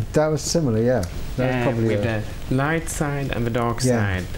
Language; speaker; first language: English; non-native, fluent; Swedish